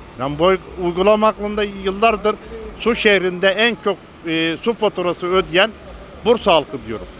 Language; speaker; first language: Turkish; native; Turkish